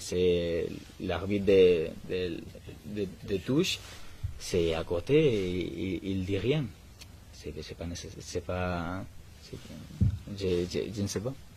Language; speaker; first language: French; non-native, learner; Spanish